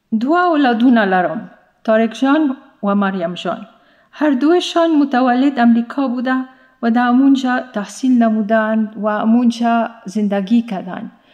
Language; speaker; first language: Persian; non-native, fluent; Arabic